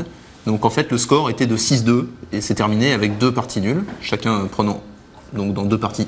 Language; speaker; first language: French; native; French